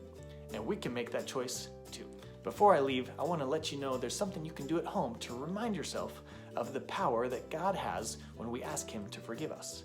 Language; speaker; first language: English; native; English